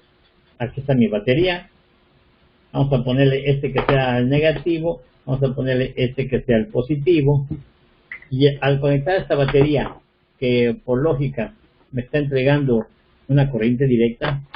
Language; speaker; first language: Spanish; native; Spanish